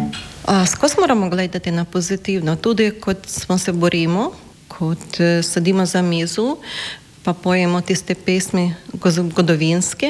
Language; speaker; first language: Slovenian; non-native, learner; Ukrainian